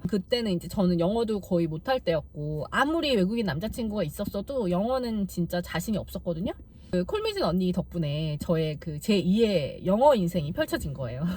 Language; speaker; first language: Korean; native; Korean